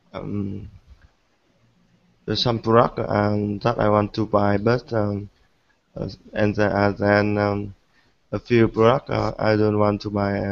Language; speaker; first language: English; non-native, learner; Vietnamese